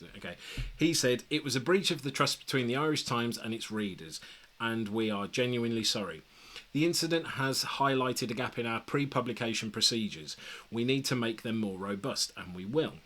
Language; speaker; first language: English; native; English